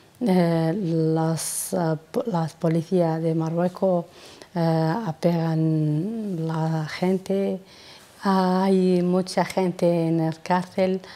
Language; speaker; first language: Spanish; non-native, learner; Arabic